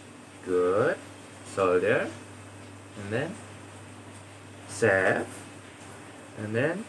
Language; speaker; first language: English; non-native, learner; Indonesian